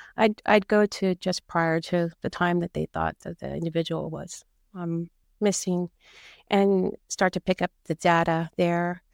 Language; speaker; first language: English; native; English